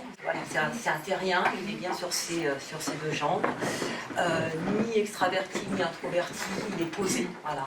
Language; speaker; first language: French; native; French